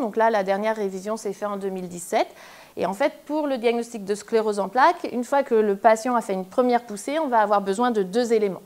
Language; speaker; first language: French; native; French